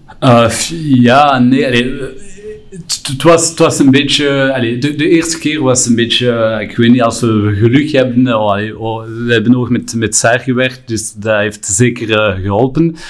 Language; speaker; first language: Dutch; non-native, local second language; French